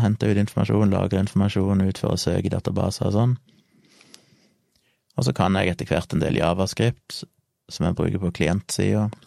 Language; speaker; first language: Norwegian; native; Norwegian